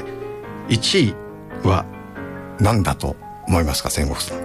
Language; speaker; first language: Japanese; native; Japanese